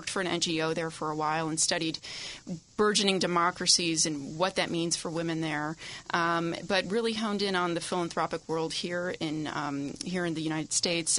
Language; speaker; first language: English; native; English